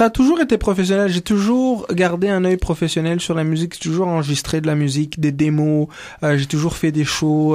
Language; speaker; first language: French; non-native, local second language; Kinyarwanda